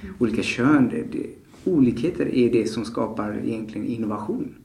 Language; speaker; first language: Swedish; early bilingual, other home language; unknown